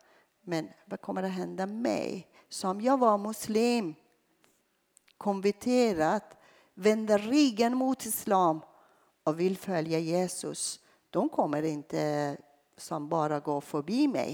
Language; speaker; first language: Swedish; non-native, fluent; Persian